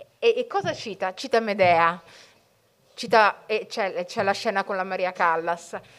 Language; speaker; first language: Italian; early bilingual, other home language; Somali